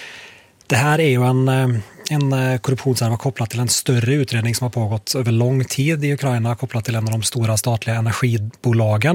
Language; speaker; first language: Swedish; native; Swedish